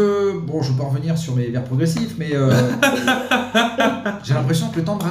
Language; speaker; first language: French; native; French